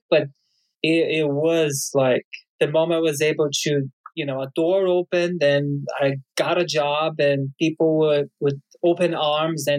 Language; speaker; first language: English; non-native, fluent; Portuguese